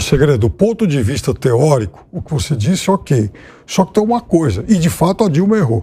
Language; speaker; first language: Portuguese; native; Portuguese